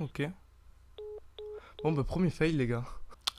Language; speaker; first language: French; native; French